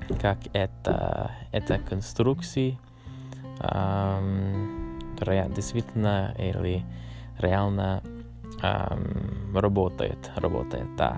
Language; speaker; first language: Russian; non-native, learner; English